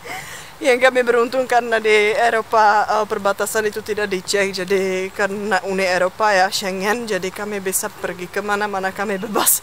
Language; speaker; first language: Indonesian; non-native, fluent; Czech